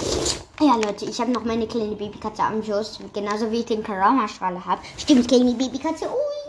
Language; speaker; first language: German; native; German